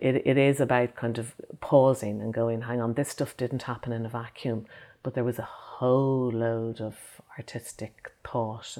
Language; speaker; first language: English; native; English